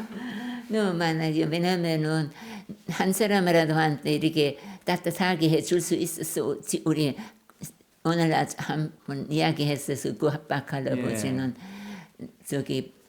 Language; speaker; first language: Korean; non-native, learner; German